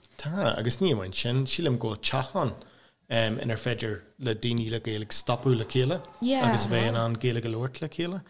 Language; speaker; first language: Irish; non-native, local second language; English